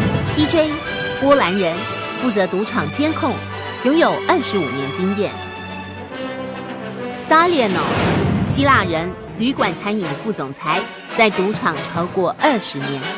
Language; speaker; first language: Chinese; native; Chinese